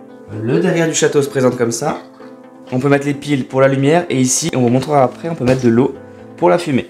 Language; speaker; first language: French; native; French